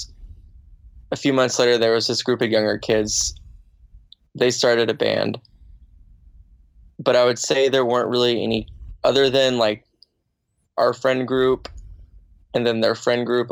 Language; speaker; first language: English; native; English